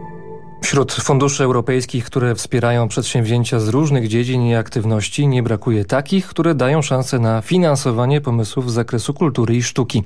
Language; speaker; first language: Polish; native; Polish